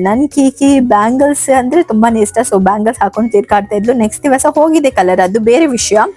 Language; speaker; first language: Kannada; non-native, local second language; Tulu